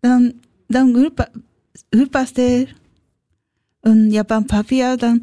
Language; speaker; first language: German; non-native, learner; Japanese